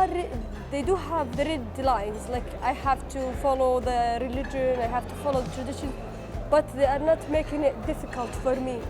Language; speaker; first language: English; non-native, fluent; Arabic